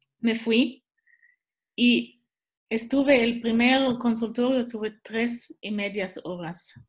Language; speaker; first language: Spanish; non-native, learner; Swiss German